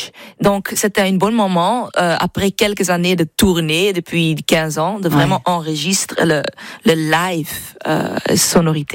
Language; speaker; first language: French; non-native, fluent; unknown